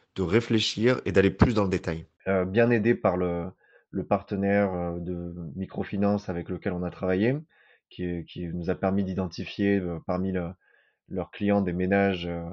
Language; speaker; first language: French; native; French